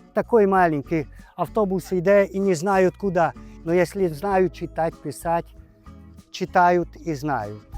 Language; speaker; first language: Russian; non-native, local second language; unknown